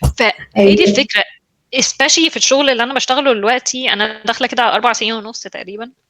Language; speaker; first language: Arabic; native; Arabic